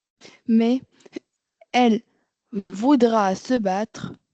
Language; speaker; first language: French; non-native, learner; Arabic